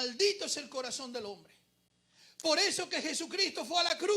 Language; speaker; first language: Spanish; native; Spanish